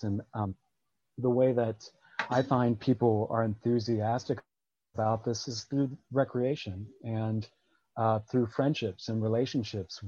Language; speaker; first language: English; native; English